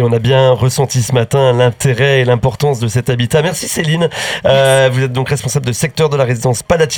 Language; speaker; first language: French; native; French